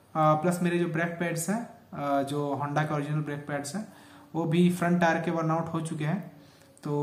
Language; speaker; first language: Hindi; native; Hindi